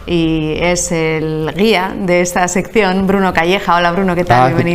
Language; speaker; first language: Spanish; native; Spanish